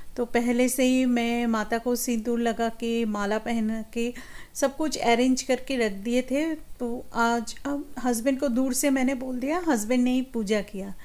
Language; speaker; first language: Hindi; non-native, local second language; Bangla